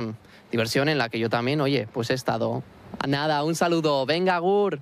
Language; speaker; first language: Spanish; native; Spanish